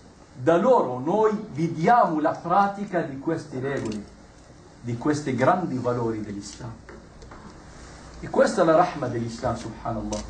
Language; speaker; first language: Italian; non-native, fluent; Arabic